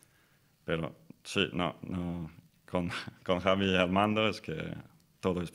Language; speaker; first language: Spanish; non-native, fluent; English